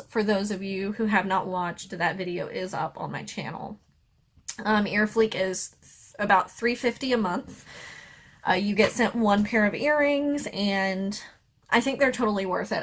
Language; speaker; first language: English; native; English